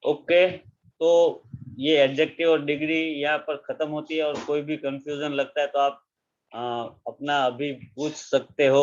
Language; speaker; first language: Hindi; non-native, local second language; Gujarati